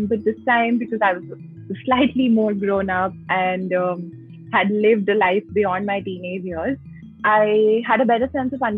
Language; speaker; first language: English; non-native, local second language; Hindi